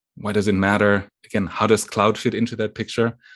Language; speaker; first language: English; non-native, fluent; German